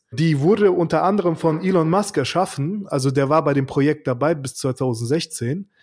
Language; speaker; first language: German; early bilingual, other home language; Azerbaijani